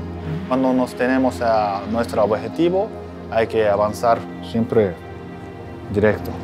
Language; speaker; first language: Spanish; non-native, learner; Japanese